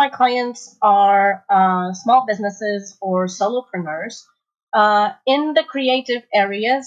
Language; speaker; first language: English; non-native, fluent; Portuguese